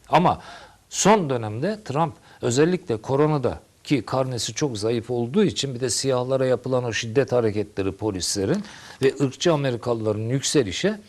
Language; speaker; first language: Turkish; native; Turkish